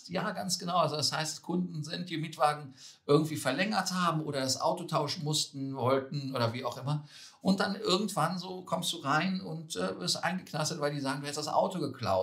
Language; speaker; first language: German; native; German